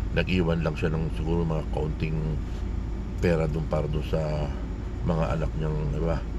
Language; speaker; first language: Filipino; native; Filipino